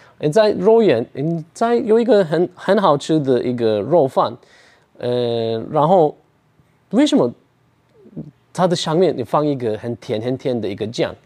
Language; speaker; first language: Chinese; non-native, fluent; Turkish